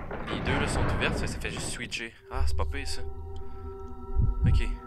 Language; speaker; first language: French; native; French